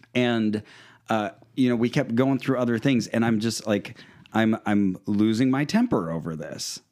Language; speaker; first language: English; native; English